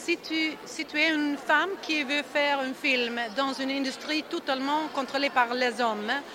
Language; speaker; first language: French; non-native, learner; Swedish